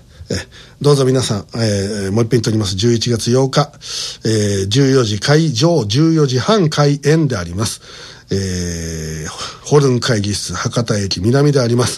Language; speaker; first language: Japanese; native; Japanese